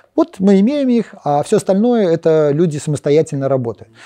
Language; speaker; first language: Russian; non-native, local second language; Polish